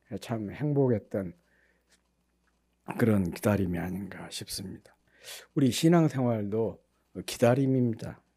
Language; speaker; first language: Korean; native; Korean